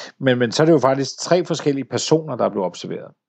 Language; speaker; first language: Danish; native; Danish